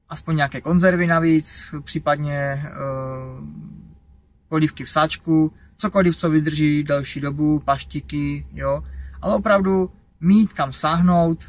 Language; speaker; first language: Czech; native; Czech